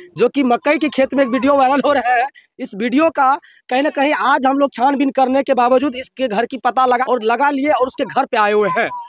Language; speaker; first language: Hindi; native; Hindi